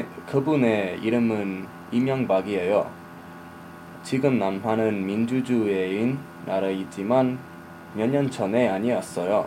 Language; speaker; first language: Korean; non-native, learner; English